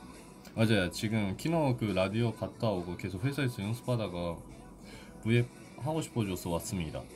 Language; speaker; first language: Korean; non-native, fluent; Japanese